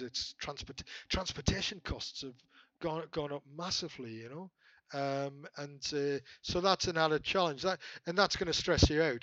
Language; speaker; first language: English; native; English